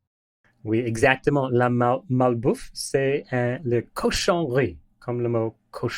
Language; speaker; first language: French; non-native, learner; English